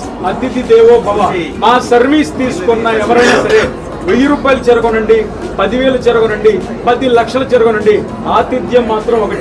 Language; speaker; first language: Telugu; native; Telugu